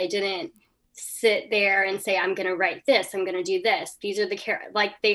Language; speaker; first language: English; native; English